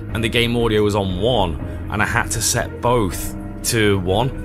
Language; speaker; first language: English; native; English